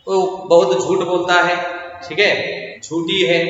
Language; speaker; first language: Hindi; non-native, local second language; Kannada